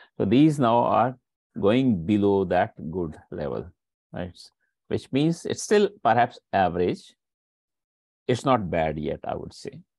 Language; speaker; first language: English; non-native, local second language; Hindi